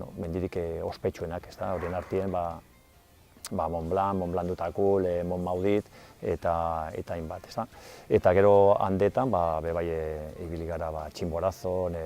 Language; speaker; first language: Basque; non-native, local second language; Spanish